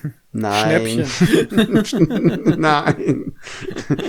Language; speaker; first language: German; non-native, fluent; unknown